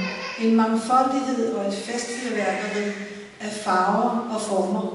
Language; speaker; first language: Danish; native; Danish